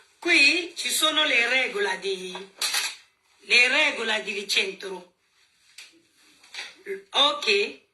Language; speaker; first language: Italian; non-native, learner; French